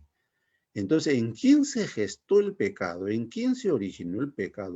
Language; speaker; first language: Spanish; native; Spanish